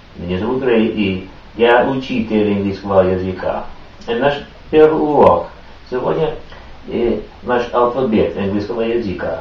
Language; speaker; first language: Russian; non-native, learner; English